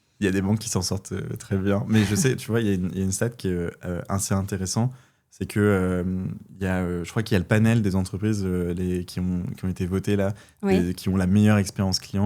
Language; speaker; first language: French; native; French